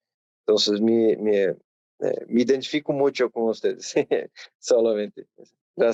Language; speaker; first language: Spanish; non-native, learner; Portuguese